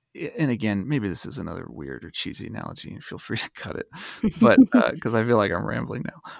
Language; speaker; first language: English; native; English